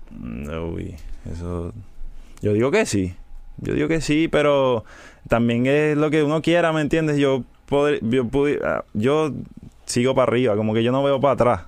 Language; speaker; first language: Spanish; native; Spanish